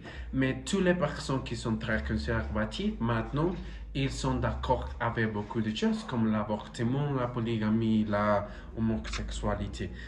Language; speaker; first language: French; non-native, learner; Spanish